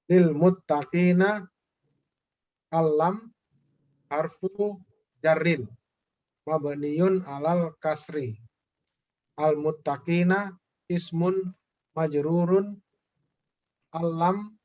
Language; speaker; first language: Arabic; non-native, learner; Indonesian